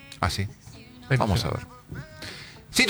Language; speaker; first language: Spanish; native; Spanish